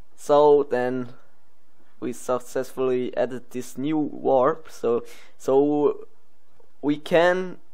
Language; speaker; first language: English; non-native, learner; Swiss German